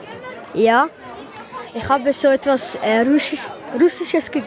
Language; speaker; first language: German; non-native, learner; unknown